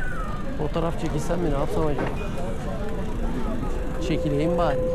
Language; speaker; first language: Turkish; native; Turkish